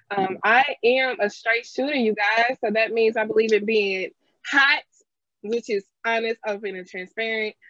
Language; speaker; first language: English; native; English